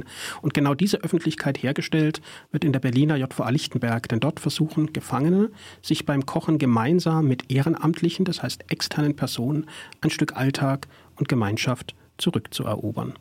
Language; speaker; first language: German; native; German